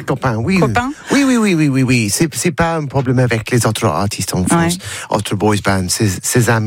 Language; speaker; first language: French; non-native, learner; English